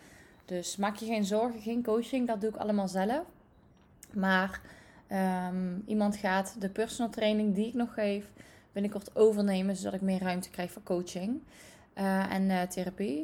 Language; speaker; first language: Dutch; native; Dutch